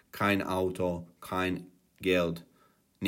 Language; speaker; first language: German; non-native, fluent; Czech